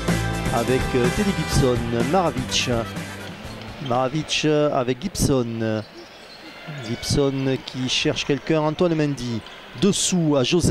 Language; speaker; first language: French; native; French